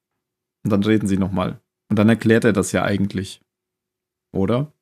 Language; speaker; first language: German; native; German